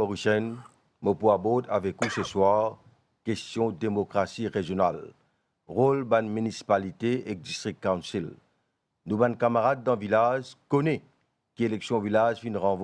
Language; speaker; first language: French; non-native, local second language; Morisyen